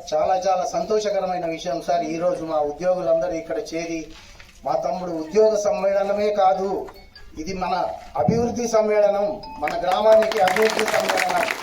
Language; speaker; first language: Telugu; non-native, local second language; Lambadi